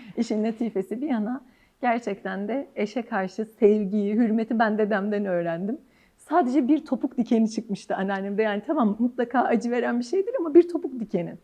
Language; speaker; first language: Turkish; native; Turkish